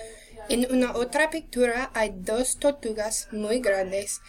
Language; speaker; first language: Spanish; non-native, learner; English